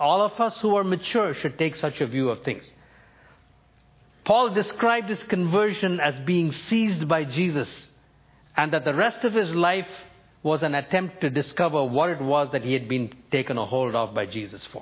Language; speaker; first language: English; non-native, local second language; Tamil